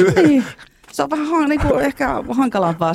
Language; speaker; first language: Finnish; native; Finnish